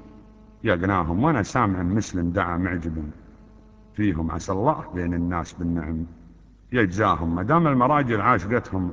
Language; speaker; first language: Arabic; native; Arabic